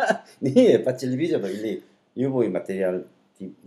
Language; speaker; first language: Russian; non-native, learner; Korean